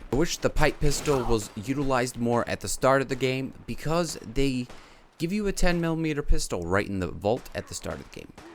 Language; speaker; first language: English; native; English